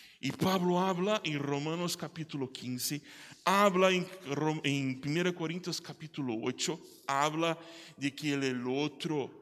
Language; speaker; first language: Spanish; non-native, learner; Portuguese